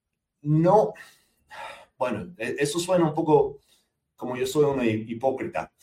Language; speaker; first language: Spanish; non-native, fluent; English